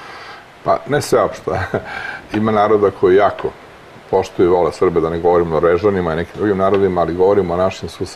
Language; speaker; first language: Croatian; native; Croatian